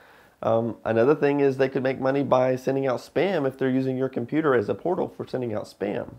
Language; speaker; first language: English; native; English